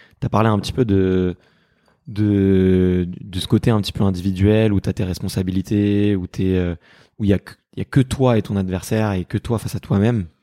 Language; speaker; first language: French; native; French